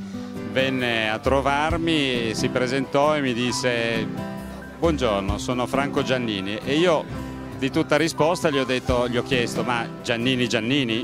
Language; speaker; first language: Italian; native; Italian